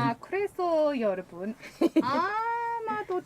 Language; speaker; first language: Korean; non-native, learner; English